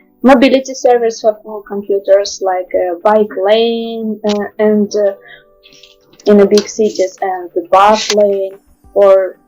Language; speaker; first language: English; non-native, learner; Russian